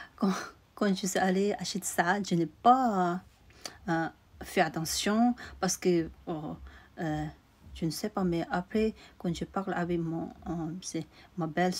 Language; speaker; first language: French; non-native, learner; Tibetan